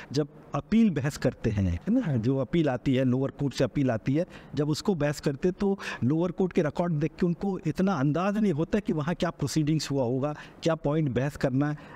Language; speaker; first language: Hindi; native; Hindi